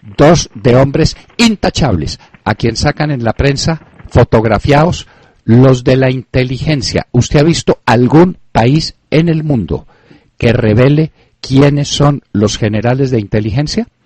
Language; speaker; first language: Spanish; native; Spanish